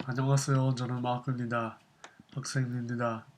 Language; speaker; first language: Korean; non-native, learner; English